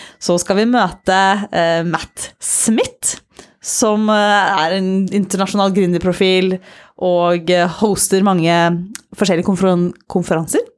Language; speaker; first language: Norwegian; native; Norwegian